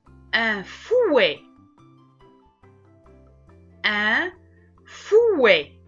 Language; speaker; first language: French; non-native, local second language; Arabic